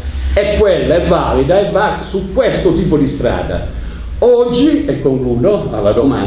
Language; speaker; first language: Italian; native; Italian